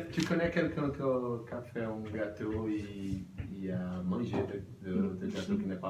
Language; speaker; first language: French; non-native, learner; Portuguese